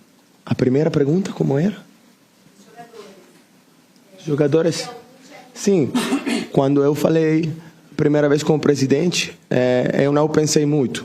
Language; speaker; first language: Portuguese; non-native, learner; Italian